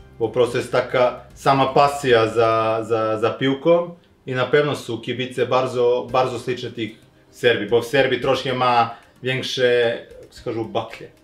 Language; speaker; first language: Polish; non-native, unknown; Serbian